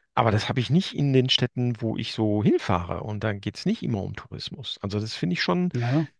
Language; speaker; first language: German; native; German